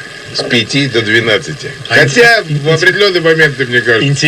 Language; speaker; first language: Russian; native; Russian